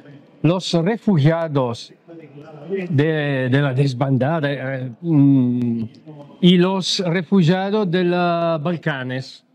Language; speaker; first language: Spanish; non-native, learner; Italian